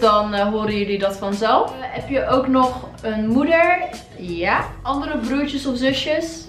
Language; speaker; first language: Dutch; early bilingual, other home language; Arabic